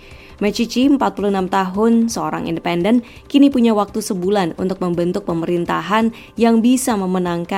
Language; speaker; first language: Indonesian; native; Indonesian